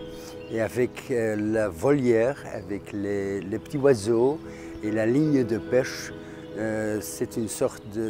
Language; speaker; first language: French; non-native, fluent; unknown